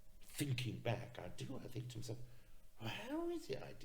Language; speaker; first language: English; native; English